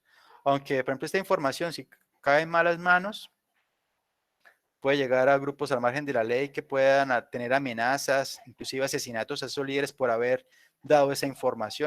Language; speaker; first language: Spanish; native; Spanish